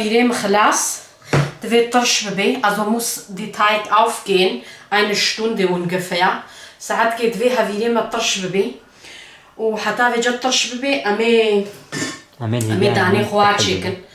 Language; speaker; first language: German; non-native, learner; Kurdish